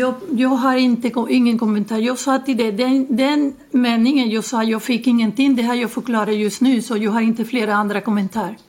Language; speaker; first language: Swedish; non-native, learner; Spanish